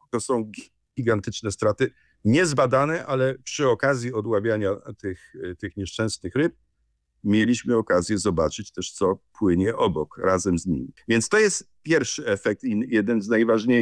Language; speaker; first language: Polish; native; Polish